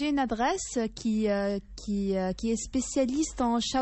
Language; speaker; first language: French; non-native, fluent; Arabic